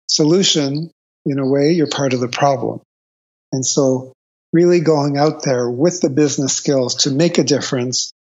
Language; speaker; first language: English; native; English